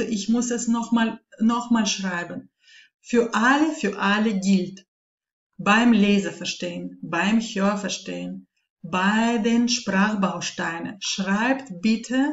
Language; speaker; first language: German; non-native, fluent; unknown